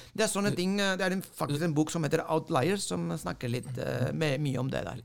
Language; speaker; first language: Norwegian; non-native, fluent; Spanish